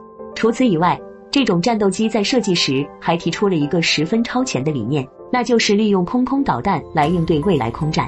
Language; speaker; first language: Chinese; native; Chinese